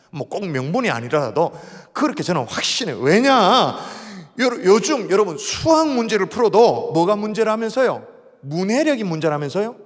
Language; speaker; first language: Korean; native; Korean